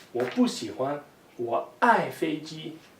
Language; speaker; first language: Chinese; non-native, fluent; English